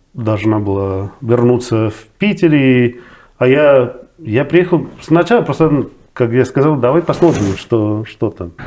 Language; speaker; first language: Russian; non-native, fluent; Spanish